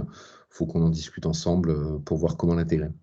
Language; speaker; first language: French; native; French